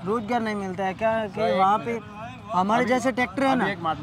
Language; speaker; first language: Hindi; non-native, local second language; Gujarati